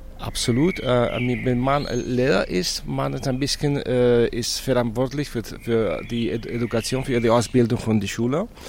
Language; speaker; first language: German; non-native, fluent; Spanish